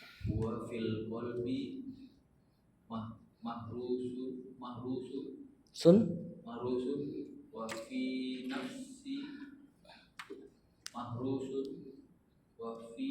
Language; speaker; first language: Arabic; non-native, learner; Indonesian